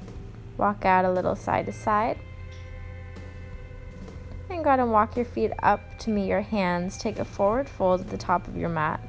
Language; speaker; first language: English; native; English